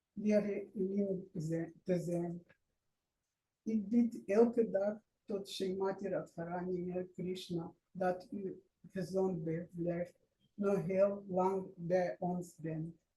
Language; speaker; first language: Dutch; non-native, learner; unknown